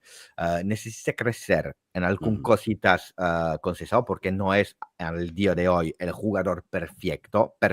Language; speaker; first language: Spanish; non-native, fluent; Italian